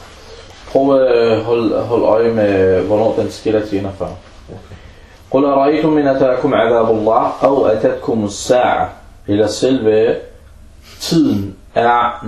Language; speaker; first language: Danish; early bilingual, other home language; Arabic